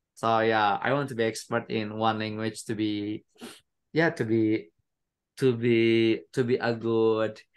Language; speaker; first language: English; non-native, fluent; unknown